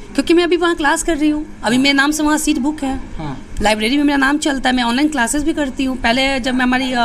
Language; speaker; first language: Hindi; native; Hindi